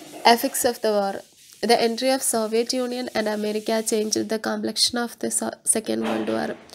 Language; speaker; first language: English; non-native, local second language; Malayalam